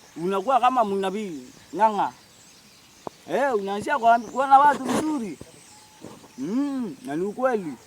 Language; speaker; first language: Swahili; native; Swahili